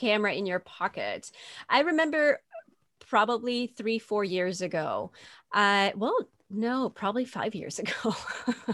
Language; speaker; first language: English; non-native, fluent; Dutch